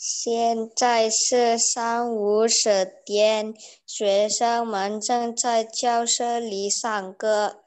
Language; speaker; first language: Chinese; non-native, learner; Indonesian